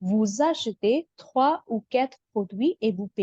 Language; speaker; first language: French; non-native, fluent; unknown